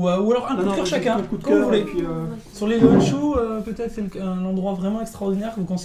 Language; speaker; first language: French; native; French